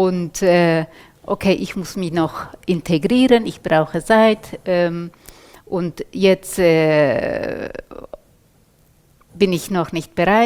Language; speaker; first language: German; non-native, fluent; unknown